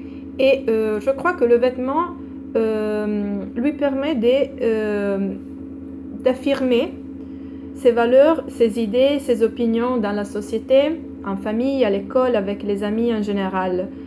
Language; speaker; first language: French; non-native, fluent; Italian